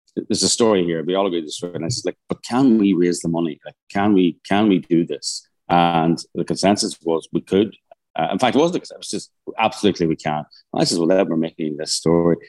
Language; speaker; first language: English; native; English